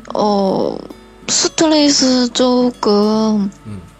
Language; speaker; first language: Korean; early bilingual, heritage; Korean